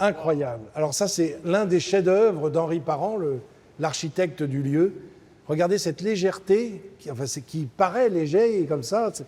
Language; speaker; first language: French; native; French